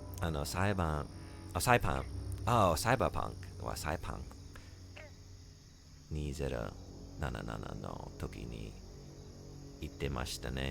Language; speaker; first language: Japanese; non-native, learner; English